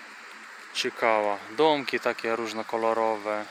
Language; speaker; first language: Polish; non-native, fluent; Russian